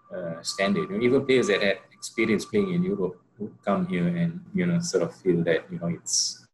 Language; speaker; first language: English; non-native, local second language; Malay